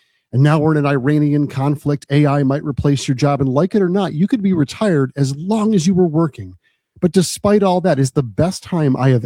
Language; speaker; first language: English; native; English